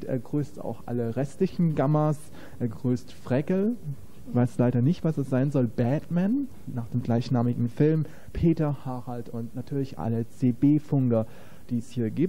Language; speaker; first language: German; native; German